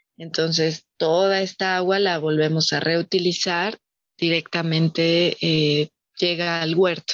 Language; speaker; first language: Spanish; native; Spanish